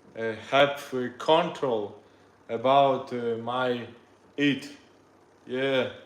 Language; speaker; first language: English; non-native, learner; Russian